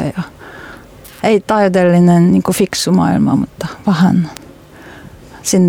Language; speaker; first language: Finnish; non-native, learner; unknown